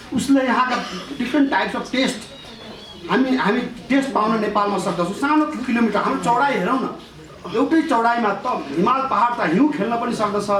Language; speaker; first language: Nepali; non-native, local second language; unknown